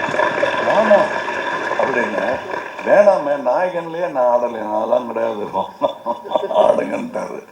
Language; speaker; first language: Tamil; native; Tamil